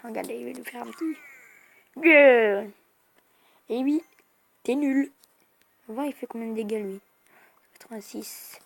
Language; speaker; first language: French; native; French